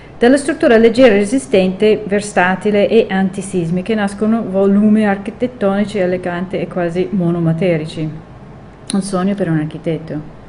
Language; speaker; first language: Italian; non-native, fluent; English